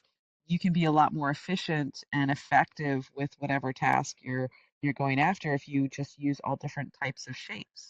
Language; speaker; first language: English; native; English